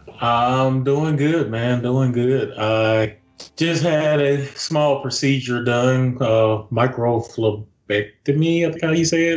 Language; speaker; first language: English; native; English